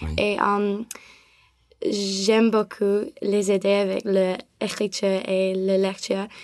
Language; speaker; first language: French; non-native, learner; English